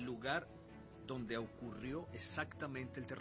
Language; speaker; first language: Portuguese; non-native, learner; Spanish